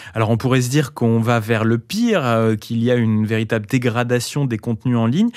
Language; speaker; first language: French; native; French